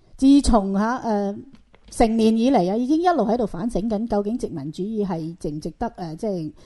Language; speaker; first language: Cantonese; native; Cantonese